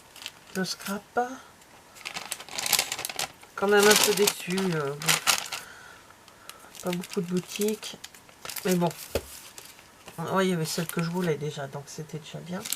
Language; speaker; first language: French; native; French